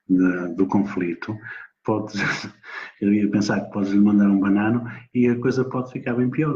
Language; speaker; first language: Portuguese; native; Portuguese